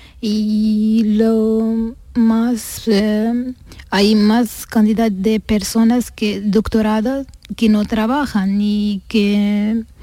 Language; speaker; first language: Spanish; non-native, learner; Arabic